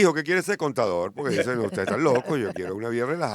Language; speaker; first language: Spanish; native; Spanish